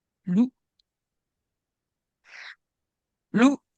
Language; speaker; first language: French; native; French